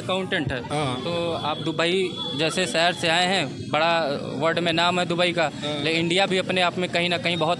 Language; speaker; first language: Hindi; native; Hindi